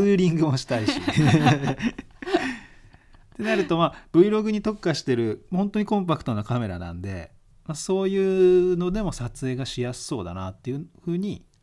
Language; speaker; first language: Japanese; native; Japanese